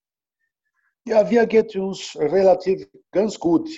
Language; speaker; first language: German; non-native, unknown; Portuguese